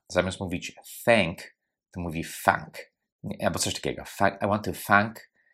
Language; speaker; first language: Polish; non-native, fluent; English